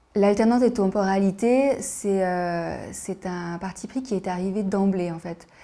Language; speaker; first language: French; native; French